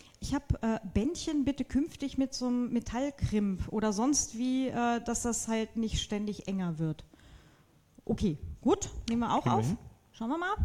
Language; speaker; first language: German; native; German